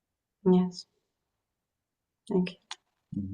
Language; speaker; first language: English; non-native, fluent; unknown